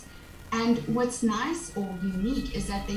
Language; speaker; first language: English; native; English